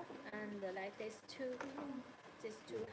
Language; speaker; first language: English; non-native, learner; Chinese